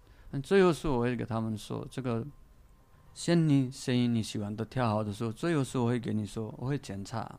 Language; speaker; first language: Chinese; non-native, fluent; Nepali